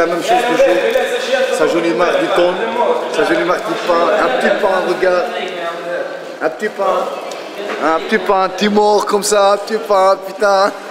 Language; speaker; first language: French; non-native, learner; Arabic